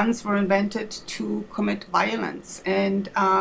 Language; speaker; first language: English; non-native, fluent; German